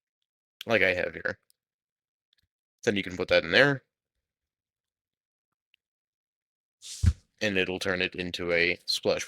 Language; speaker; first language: English; native; English